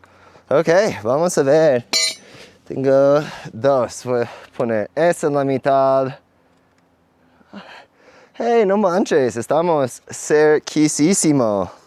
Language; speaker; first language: Spanish; non-native, fluent; English